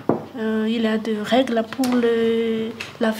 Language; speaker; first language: French; non-native, local second language; Malagasy